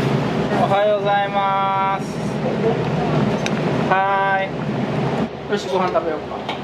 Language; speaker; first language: Japanese; native; Japanese